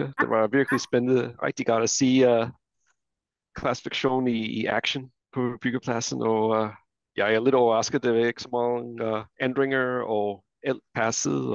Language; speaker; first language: Danish; non-native, fluent; English